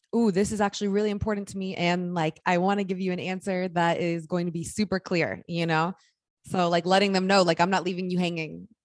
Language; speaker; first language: English; native; English